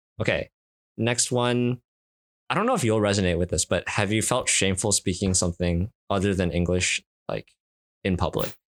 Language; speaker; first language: English; native; English